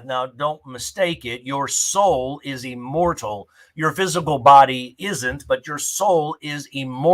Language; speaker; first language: English; native; English